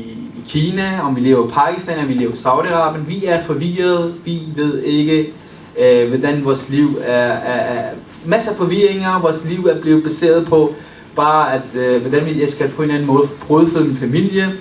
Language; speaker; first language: Danish; early bilingual, other home language; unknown